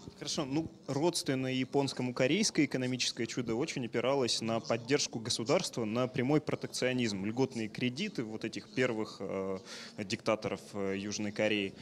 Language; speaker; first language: Russian; native; Russian